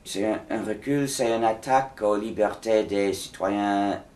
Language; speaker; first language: French; non-native, fluent; English